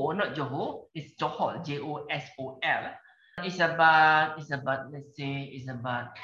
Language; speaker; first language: English; non-native, local second language; Malay